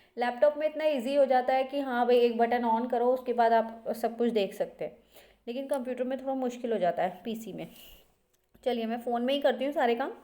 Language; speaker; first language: Hindi; native; Hindi